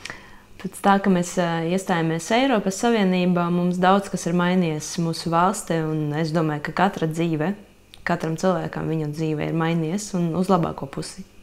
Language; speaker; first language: Latvian; non-native, local second language; Russian